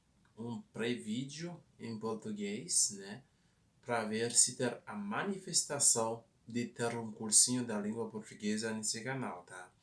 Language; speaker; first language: Portuguese; non-native, fluent; Haitian Creole